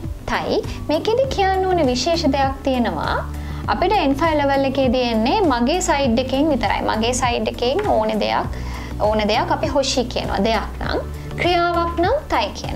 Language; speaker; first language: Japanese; non-native, fluent; Sinhala